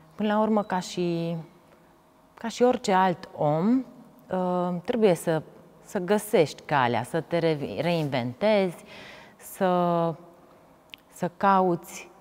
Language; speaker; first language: Romanian; native; Romanian